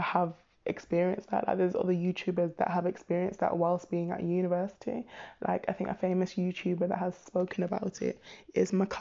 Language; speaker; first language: English; native; English